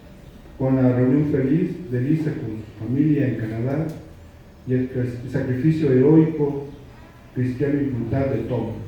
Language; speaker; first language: Spanish; native; Spanish